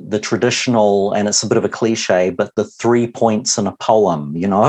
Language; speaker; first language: English; native; English